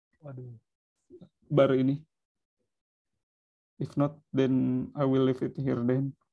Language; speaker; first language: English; non-native, fluent; Indonesian